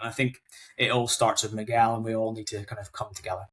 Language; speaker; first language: English; native; English